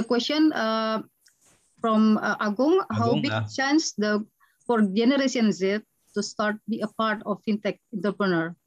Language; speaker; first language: English; non-native, fluent; Indonesian